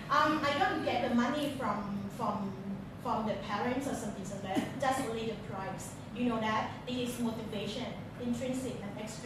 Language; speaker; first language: English; non-native, fluent; Thai